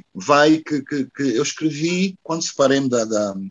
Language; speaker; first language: Portuguese; native; Portuguese